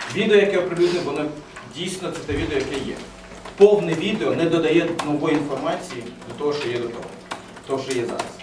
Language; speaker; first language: Ukrainian; early bilingual, other home language; Persian